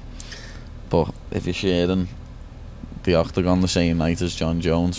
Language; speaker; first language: English; native; English